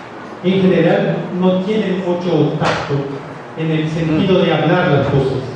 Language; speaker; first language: Spanish; non-native, fluent; Portuguese